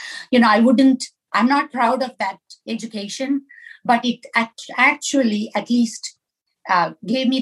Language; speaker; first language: English; non-native, local second language; Tamil